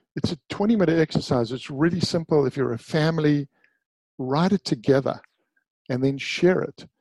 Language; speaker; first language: English; native; English